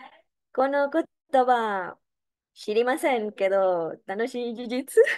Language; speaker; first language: Japanese; non-native, learner; Spanish